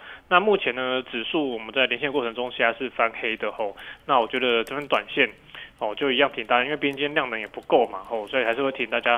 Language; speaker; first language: Chinese; native; Chinese